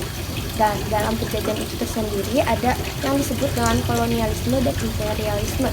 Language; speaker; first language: Indonesian; native; Indonesian